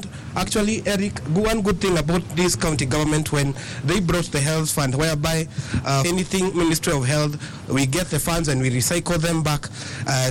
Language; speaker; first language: English; non-native, local second language; Kikuyu